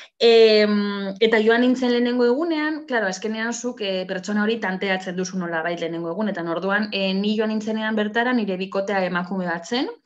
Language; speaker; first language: Basque; non-native, local second language; Spanish